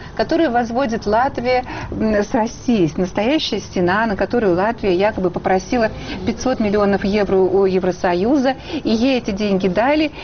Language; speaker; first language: Russian; native; Russian